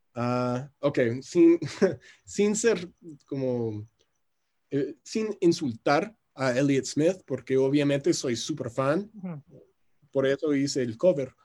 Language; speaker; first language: Spanish; non-native, fluent; English